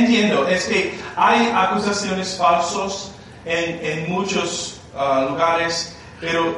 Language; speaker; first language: Spanish; non-native, learner; English